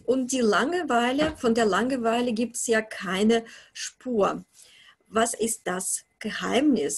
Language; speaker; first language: German; non-native, fluent; Russian